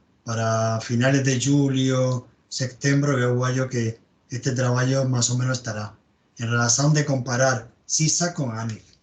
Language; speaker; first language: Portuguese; non-native, learner; Spanish